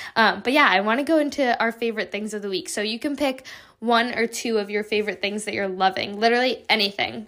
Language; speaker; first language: English; native; English